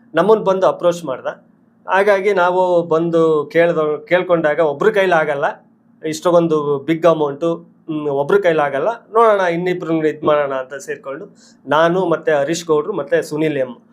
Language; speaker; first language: Kannada; native; Kannada